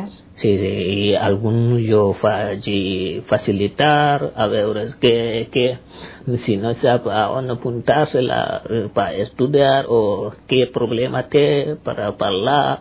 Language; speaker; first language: Catalan; non-native, learner; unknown